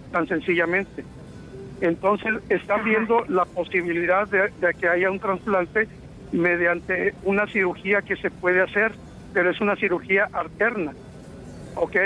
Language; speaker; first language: Spanish; native; Spanish